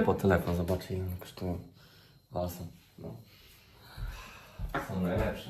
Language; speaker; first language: Polish; native; Polish